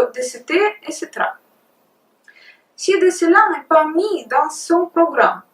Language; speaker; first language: French; non-native, learner; Russian